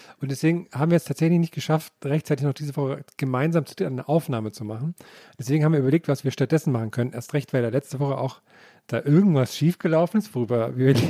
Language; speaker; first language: German; native; German